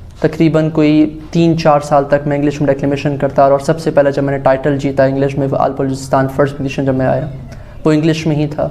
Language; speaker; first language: Urdu; non-native, local second language; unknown